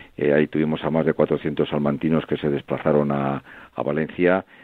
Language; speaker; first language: Spanish; native; Spanish